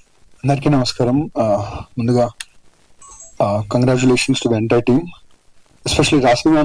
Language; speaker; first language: Telugu; native; Telugu